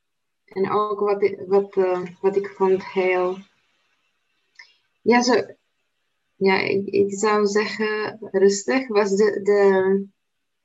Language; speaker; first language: Dutch; non-native, learner; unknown